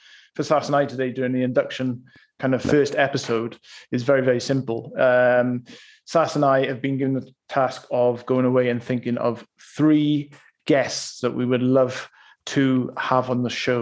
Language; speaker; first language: English; native; English